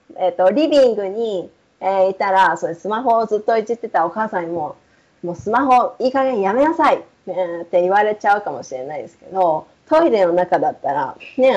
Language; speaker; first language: Japanese; native; Japanese